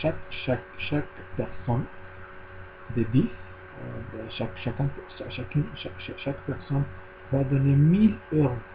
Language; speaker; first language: French; non-native, learner; Spanish